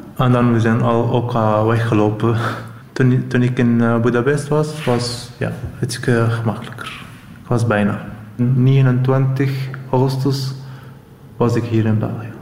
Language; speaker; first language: Dutch; non-native, learner; Arabic